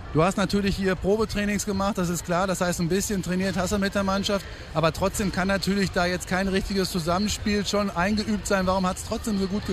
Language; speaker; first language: German; native; German